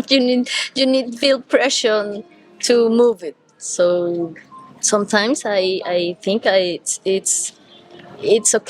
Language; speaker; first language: English; non-native, learner; Spanish